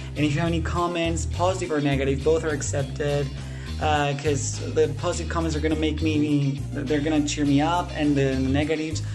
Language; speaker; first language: English; non-native, fluent; Russian